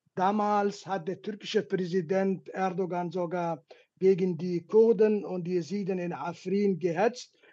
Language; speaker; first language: German; non-native, fluent; Kurdish